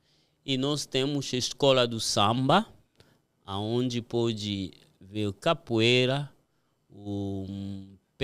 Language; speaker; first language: Portuguese; non-native, fluent; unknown